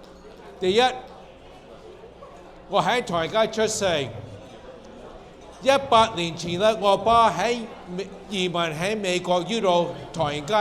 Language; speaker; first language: Cantonese; early bilingual, heritage; Cantonese